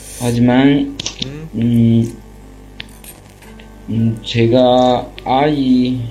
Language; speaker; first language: Korean; non-native, learner; Chinese